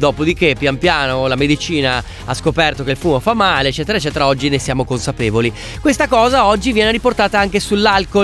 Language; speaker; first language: Italian; native; Italian